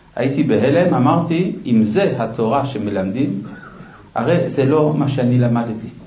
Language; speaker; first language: Hebrew; non-native, fluent; Spanish